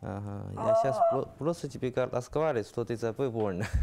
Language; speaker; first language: Russian; non-native, learner; Chinese